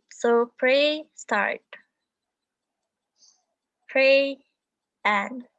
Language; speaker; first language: English; non-native, learner; Indonesian